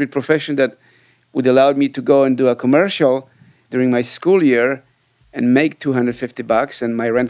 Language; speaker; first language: English; non-native, fluent; Polish